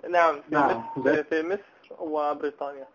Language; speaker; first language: Arabic; non-native, learner; English